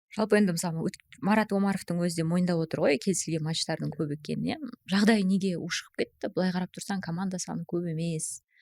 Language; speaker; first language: Kazakh; native; Kazakh